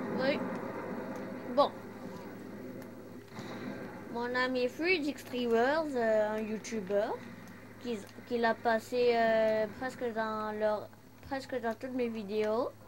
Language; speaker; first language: French; non-native, local second language; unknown